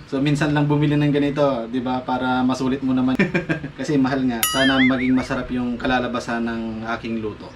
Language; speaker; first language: Filipino; non-native, local second language; Iloko